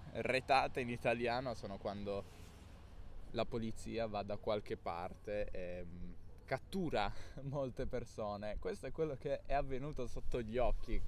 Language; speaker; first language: Italian; native; Italian